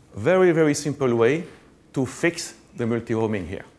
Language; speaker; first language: English; non-native, fluent; French